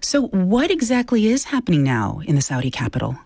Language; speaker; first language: English; native; English